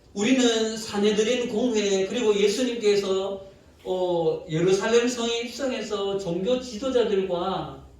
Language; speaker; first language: Korean; native; Korean